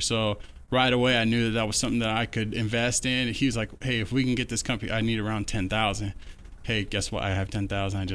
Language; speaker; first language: English; native; English